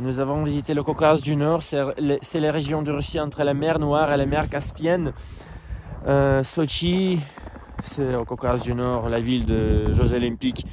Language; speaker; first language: French; non-native, fluent; Russian